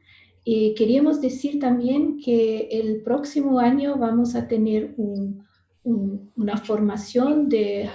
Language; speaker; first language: Spanish; non-native, fluent; Portuguese